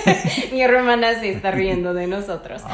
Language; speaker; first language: Spanish; non-native, fluent; English